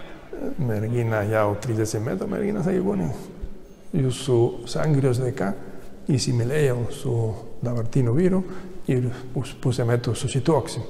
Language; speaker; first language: Lithuanian; non-native, learner; Spanish